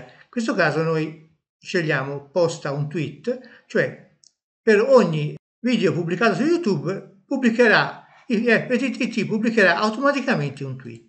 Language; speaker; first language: Italian; native; Italian